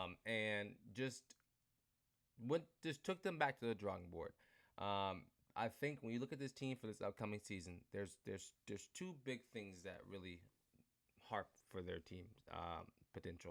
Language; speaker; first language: English; native; English